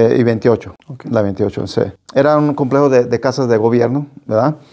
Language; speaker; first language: Spanish; native; Spanish